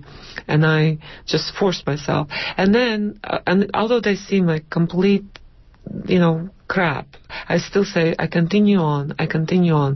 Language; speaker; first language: English; non-native, fluent; Latvian